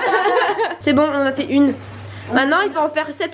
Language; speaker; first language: French; native; French